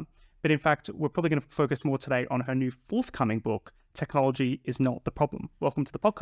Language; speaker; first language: English; native; English